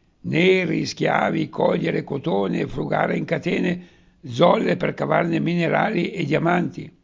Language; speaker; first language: Italian; native; Italian